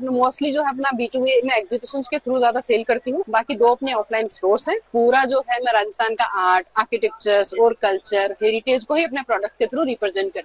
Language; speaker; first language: Hindi; native; Hindi